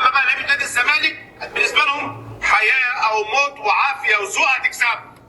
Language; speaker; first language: Arabic; native; Arabic